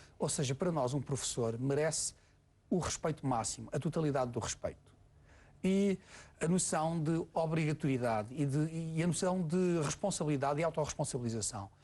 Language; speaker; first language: Portuguese; native; Portuguese